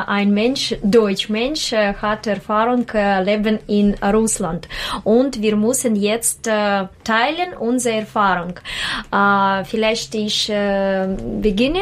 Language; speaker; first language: German; non-native, learner; Russian